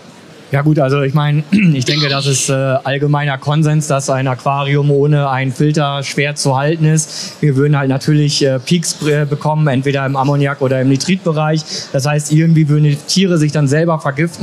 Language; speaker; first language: German; native; German